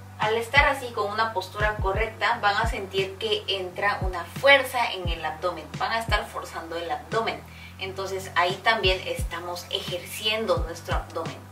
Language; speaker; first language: Spanish; non-native, fluent; Korean